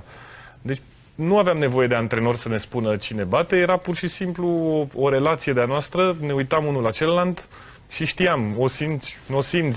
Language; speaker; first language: Romanian; native; Romanian